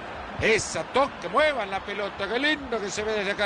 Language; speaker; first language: Spanish; native; Spanish